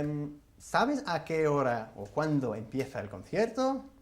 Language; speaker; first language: Spanish; non-native, fluent; English